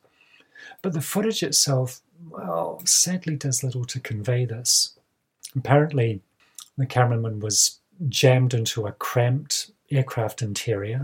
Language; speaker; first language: English; native; English